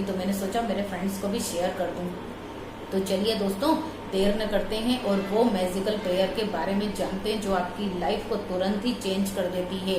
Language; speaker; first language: Hindi; native; Hindi